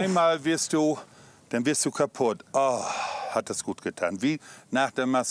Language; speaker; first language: German; native; German